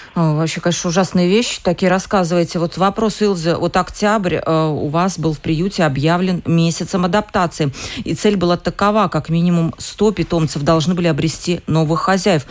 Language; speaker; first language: Russian; native; Russian